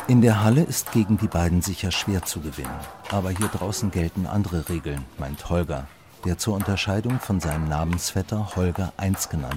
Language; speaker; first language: German; native; German